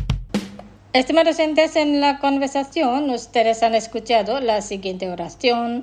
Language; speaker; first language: Spanish; non-native, fluent; Indonesian